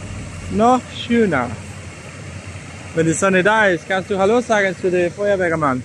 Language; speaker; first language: German; non-native, learner; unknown